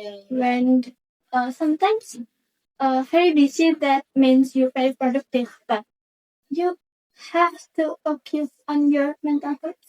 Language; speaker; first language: English; non-native, learner; Indonesian